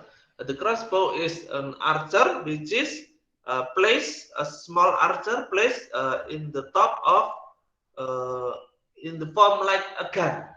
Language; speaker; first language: English; non-native, learner; Indonesian